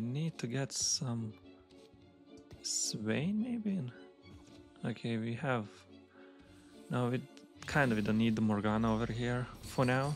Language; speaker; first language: English; non-native, fluent; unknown